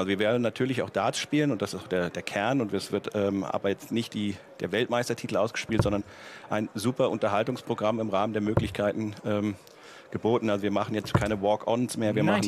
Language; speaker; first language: German; native; German